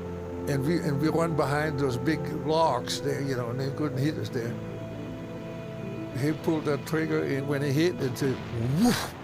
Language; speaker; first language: English; non-native, fluent; German